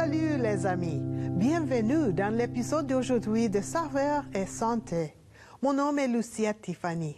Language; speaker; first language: French; non-native, learner; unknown